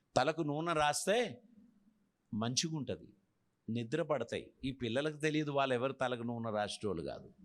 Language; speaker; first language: Telugu; non-native, fluent; Malayalam